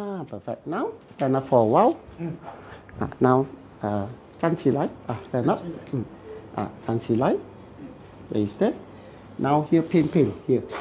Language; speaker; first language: English; non-native, local second language; Cantonese